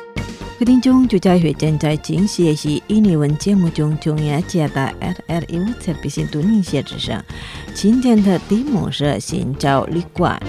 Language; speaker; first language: Chinese; non-native, fluent; Indonesian